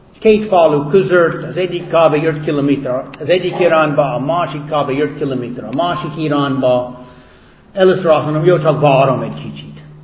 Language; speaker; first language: Hungarian; non-native, fluent; English